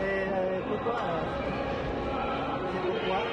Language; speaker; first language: French; non-native, learner; Japanese